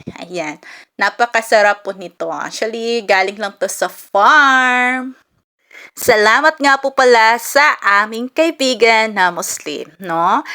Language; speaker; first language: Filipino; non-native, local second language; Cebuano